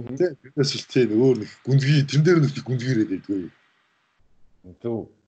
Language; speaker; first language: Mongolian; native; Mongolian